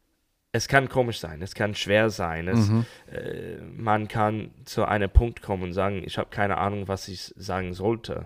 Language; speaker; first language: German; non-native, fluent; English